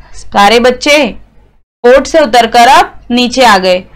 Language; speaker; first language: Hindi; non-native, local second language; Marathi